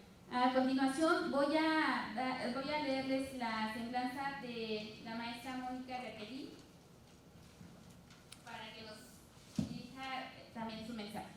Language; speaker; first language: Spanish; native; Spanish